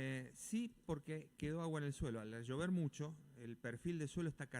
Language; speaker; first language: Spanish; native; Spanish